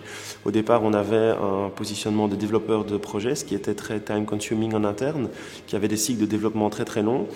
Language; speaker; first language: French; native; French